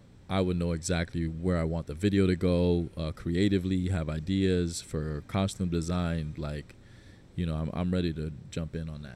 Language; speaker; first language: English; native; English